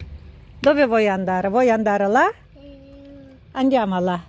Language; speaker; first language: Italian; non-native, learner; Russian